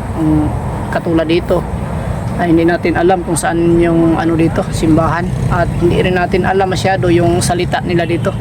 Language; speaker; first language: Filipino; non-native, local second language; Cebuano